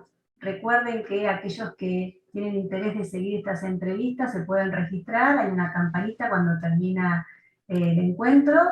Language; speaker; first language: Spanish; native; Spanish